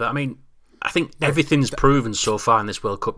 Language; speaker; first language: English; native; English